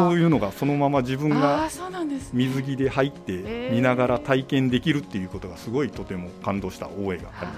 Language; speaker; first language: Japanese; native; Japanese